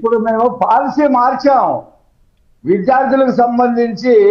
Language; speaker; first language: Telugu; native; Telugu